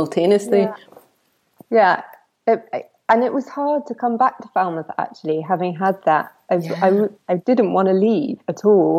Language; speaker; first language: English; native; English